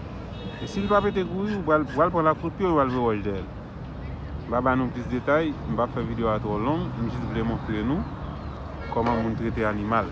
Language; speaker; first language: French; non-native, local second language; Haitian Creole